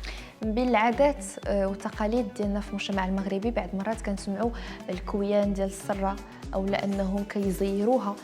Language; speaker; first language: Arabic; native; Arabic